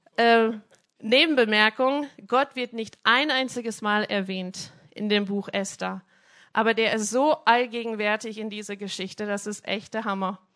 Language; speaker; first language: German; non-native, fluent; English